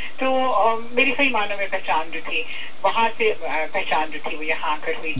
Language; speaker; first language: Urdu; native; Urdu